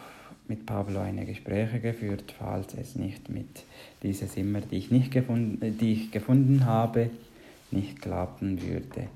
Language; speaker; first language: German; non-native, learner; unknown